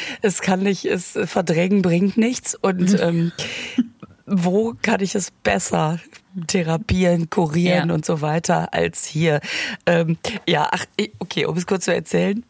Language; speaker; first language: German; native; German